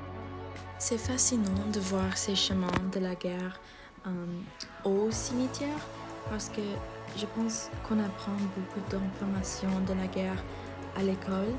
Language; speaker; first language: French; non-native, learner; English